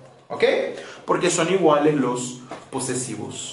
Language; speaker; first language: Spanish; non-native, fluent; Portuguese